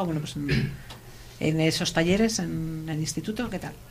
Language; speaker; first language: Spanish; native; Spanish